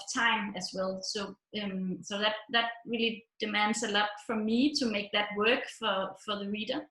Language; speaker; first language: English; non-native, fluent; Danish